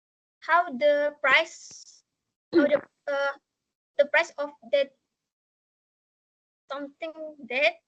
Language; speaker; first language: English; non-native, learner; Malay